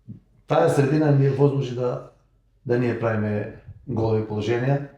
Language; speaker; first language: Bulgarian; non-native, learner; Macedonian